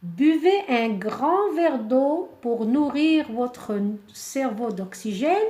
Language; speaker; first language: French; non-native, local second language; Arabic